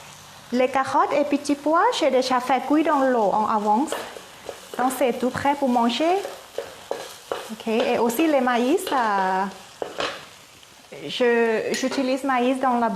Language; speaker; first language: French; non-native, fluent; Thai